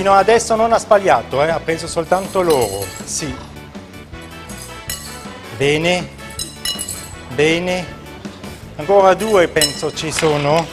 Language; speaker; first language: Italian; non-native, local second language; German